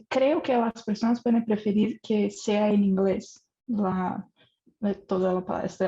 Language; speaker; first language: Spanish; non-native, fluent; Portuguese